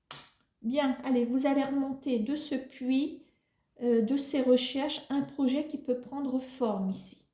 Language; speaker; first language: French; native; French